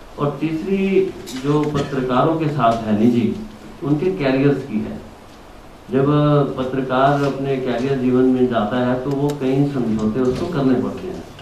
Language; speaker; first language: Hindi; native; Hindi